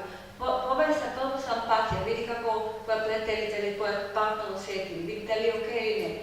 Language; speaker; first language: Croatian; non-native, learner; Hebrew